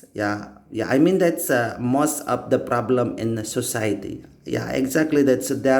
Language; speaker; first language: English; non-native, learner; Indonesian